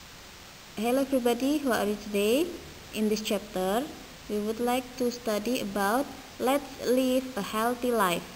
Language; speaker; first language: English; non-native, fluent; Indonesian